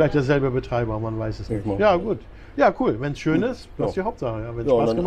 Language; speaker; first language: German; native; German